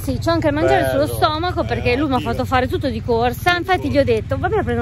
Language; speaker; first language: Italian; native; Italian